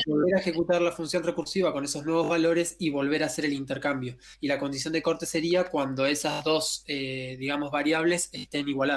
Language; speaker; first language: Spanish; native; Spanish